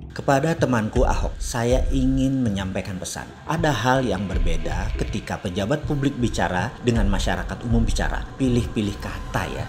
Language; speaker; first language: Indonesian; non-native, local second language; Javanese